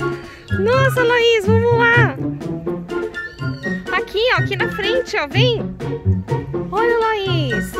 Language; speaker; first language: Portuguese; native; Portuguese